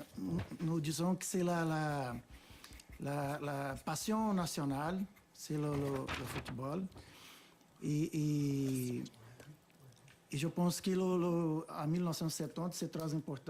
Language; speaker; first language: French; non-native, fluent; Portuguese